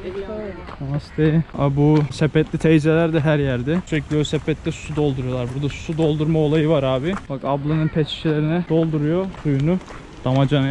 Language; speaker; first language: Turkish; native; Turkish